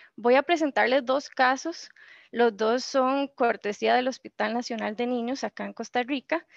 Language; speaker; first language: Spanish; native; Spanish